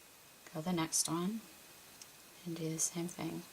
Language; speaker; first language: English; native; English